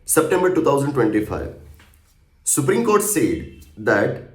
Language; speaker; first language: English; non-native, local second language; Gujarati